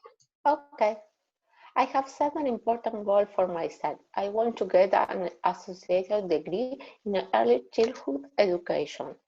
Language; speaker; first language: English; non-native, learner; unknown